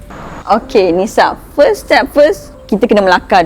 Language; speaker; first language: Malay; native; Malay